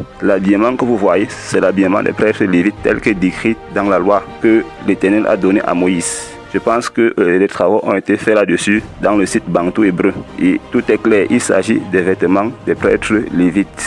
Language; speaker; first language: French; non-native, local second language; Kongo